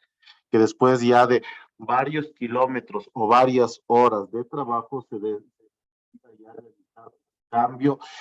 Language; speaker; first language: Spanish; native; Spanish